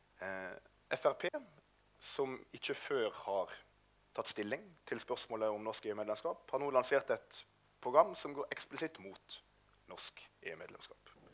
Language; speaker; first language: Norwegian; native; Norwegian